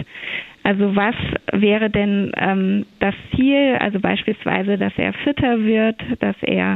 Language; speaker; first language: German; native; German